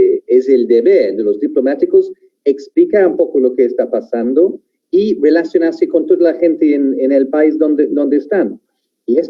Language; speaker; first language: Spanish; non-native, fluent; English